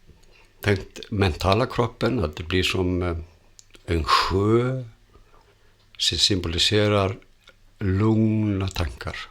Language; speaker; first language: Swedish; non-native, fluent; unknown